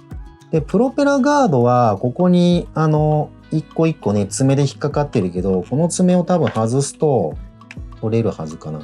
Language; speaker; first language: Japanese; native; Japanese